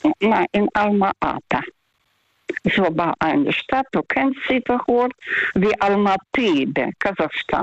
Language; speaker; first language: German; non-native, fluent; Russian